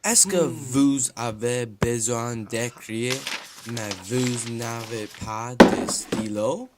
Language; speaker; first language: French; non-native, learner; English